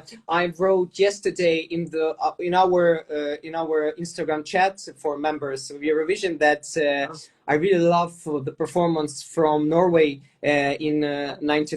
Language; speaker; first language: English; non-native, fluent; Ukrainian